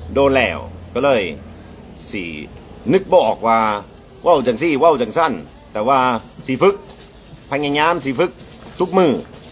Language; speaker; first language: Thai; non-native, fluent; English